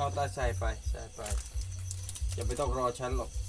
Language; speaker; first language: Thai; native; Thai